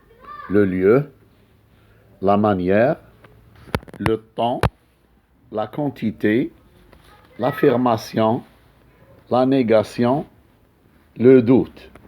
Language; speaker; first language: French; non-native, local second language; Arabic